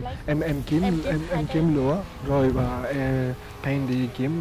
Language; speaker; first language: Vietnamese; non-native, learner; English